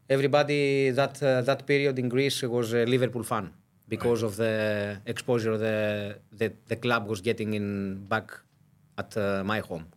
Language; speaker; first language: English; non-native, fluent; Greek